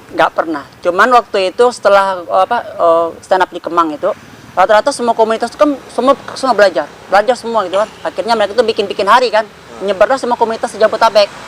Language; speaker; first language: Indonesian; non-native, local second language; Minangkabau